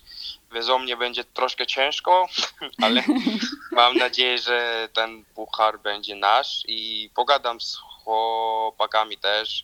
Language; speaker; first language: Polish; non-native, learner; Georgian